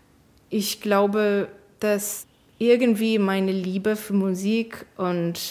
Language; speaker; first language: German; non-native, fluent; English